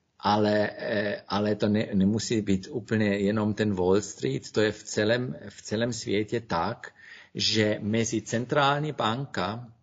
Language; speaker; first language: Czech; non-native, fluent; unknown